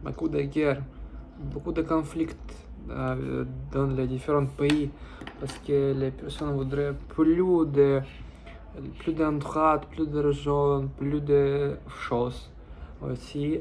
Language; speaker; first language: French; non-native, learner; Russian